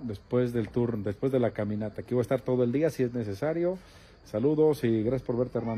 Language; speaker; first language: Spanish; native; Spanish